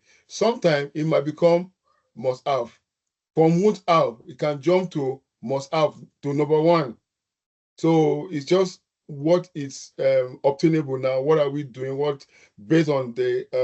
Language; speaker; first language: English; non-native, local second language; Yoruba